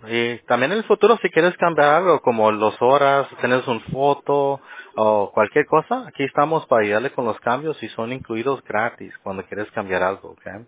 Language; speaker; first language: Spanish; early bilingual, heritage; Spanish